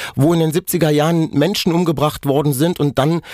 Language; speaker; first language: German; non-native, local second language; Romany